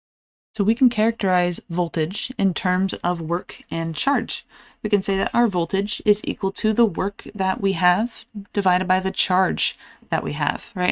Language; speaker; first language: English; native; English